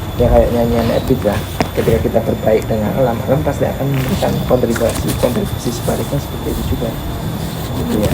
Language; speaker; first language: Indonesian; native; Indonesian